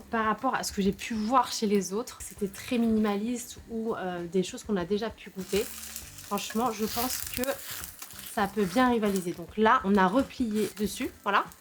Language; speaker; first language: French; native; French